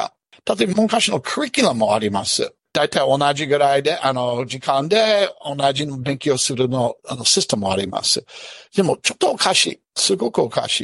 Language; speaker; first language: Japanese; non-native, learner; English